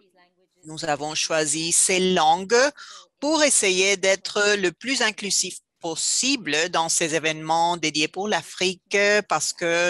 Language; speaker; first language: French; non-native, fluent; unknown